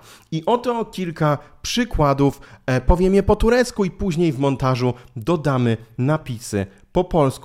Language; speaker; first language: Polish; native; Polish